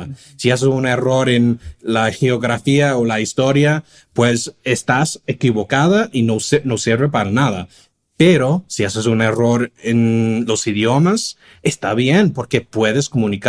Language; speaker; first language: Spanish; non-native, fluent; English